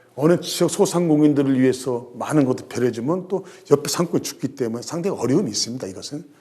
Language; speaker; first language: Korean; native; Korean